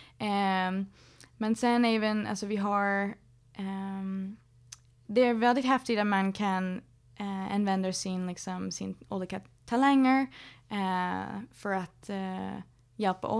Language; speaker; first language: Swedish; non-native, fluent; English